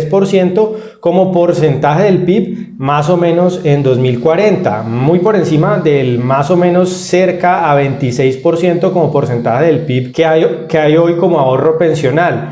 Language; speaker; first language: Spanish; native; Spanish